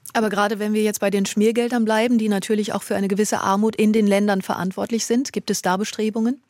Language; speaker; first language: German; native; German